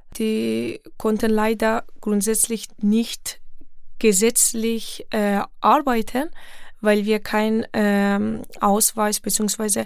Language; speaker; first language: German; non-native, fluent; Persian